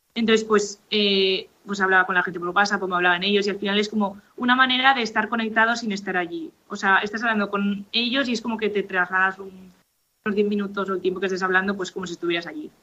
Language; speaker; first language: Spanish; native; Spanish